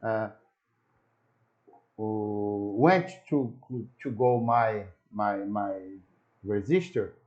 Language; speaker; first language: English; non-native, learner; Portuguese